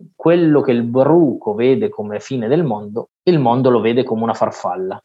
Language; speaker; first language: Italian; native; Italian